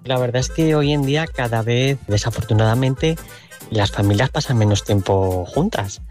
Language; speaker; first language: Spanish; native; Spanish